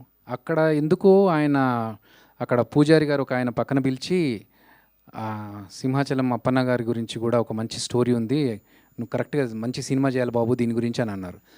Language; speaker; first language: Telugu; native; Telugu